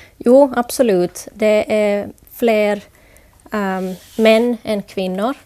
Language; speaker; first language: Swedish; native; Swedish